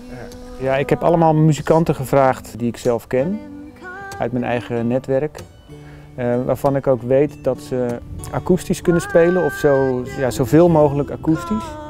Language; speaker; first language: Dutch; native; Dutch